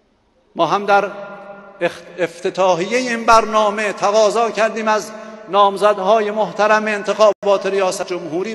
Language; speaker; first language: Persian; native; Persian